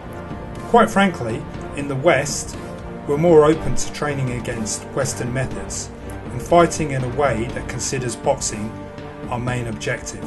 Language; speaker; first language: English; native; English